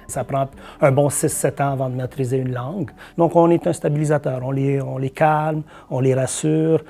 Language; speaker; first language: French; native; French